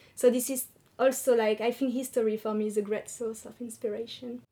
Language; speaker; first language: English; non-native, fluent; French